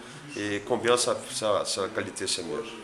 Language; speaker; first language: French; non-native, learner; Portuguese